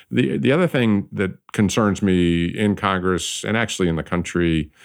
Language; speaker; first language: English; native; English